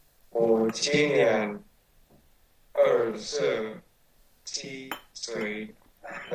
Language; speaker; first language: Chinese; non-native, learner; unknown